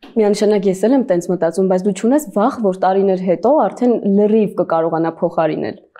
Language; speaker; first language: Armenian; native; Armenian